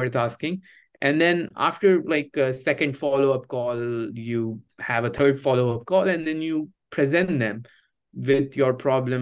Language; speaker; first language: English; non-native, local second language; Hindi